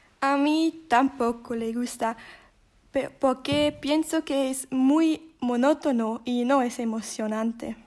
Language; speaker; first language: Spanish; non-native, learner; Swiss German